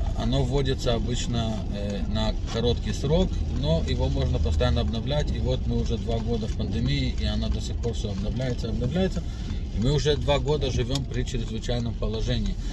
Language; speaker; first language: Russian; native; Russian